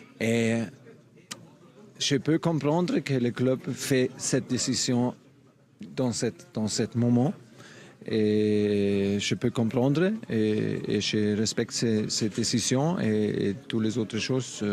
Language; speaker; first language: French; non-native, fluent; German